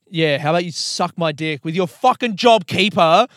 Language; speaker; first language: English; native; English